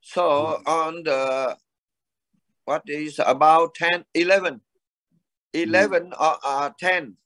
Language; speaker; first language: English; non-native, learner; Vietnamese